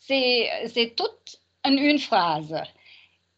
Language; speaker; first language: French; non-native, learner; German